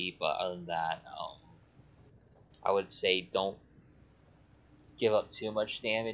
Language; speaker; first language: English; native; English